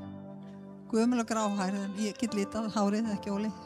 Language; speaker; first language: Icelandic; native; Icelandic